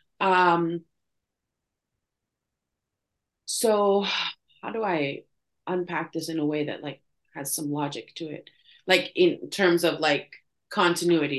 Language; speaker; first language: English; native; English